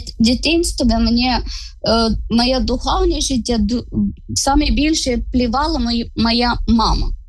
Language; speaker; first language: Ukrainian; non-native, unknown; Malayalam